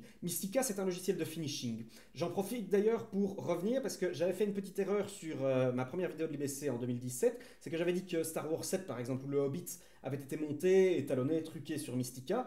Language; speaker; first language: French; native; French